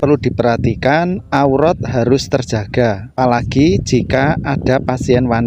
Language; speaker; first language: Indonesian; native; Indonesian